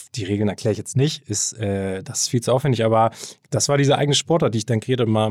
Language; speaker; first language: German; native; German